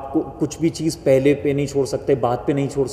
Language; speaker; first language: Hindi; native; Hindi